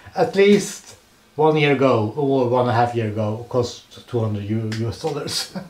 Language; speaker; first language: English; non-native, fluent; Swedish